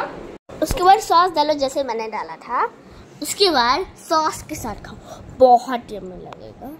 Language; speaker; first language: Hindi; native; Hindi